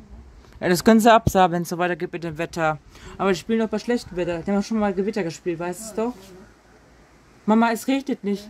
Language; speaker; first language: German; native; German